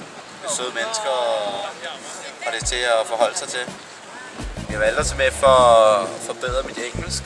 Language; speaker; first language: Danish; native; Danish